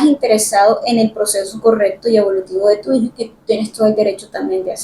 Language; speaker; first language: Spanish; native; Spanish